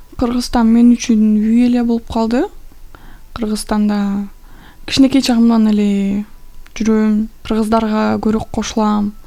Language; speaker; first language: Kyrgyz; non-native, local second language; Russian